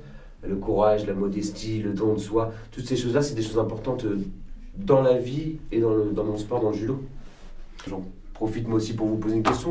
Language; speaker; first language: French; native; French